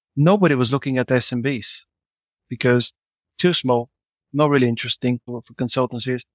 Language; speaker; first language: English; non-native, fluent; Bulgarian